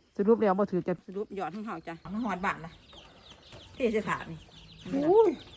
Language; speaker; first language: Thai; native; Thai